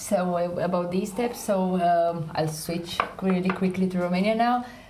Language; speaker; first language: English; non-native, fluent; Romanian